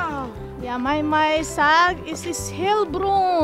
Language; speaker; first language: German; non-native, learner; Filipino